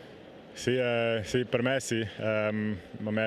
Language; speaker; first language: Italian; non-native, fluent; Swiss German